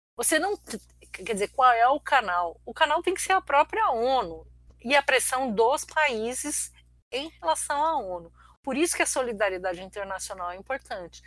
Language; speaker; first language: Portuguese; early bilingual, other home language; Armenian